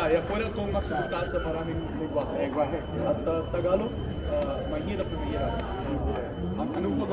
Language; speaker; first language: Filipino; non-native, learner; Dutch